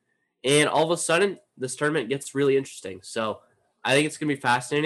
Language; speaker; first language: English; native; English